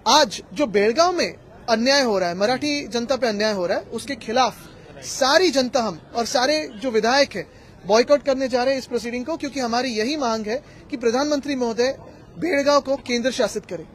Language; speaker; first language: Hindi; non-native, local second language; Marathi